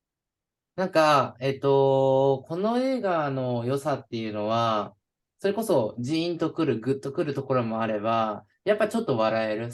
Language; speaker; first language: Japanese; native; Japanese